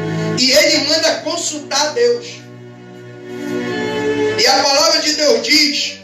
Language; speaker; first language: Portuguese; native; Portuguese